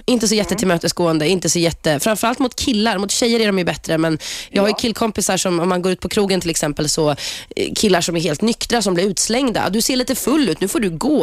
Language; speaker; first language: Swedish; native; Swedish